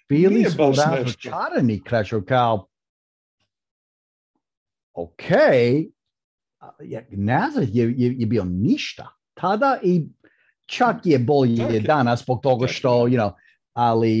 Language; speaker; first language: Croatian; early bilingual, heritage; English